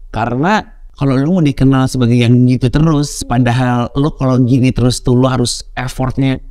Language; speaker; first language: Indonesian; native; Indonesian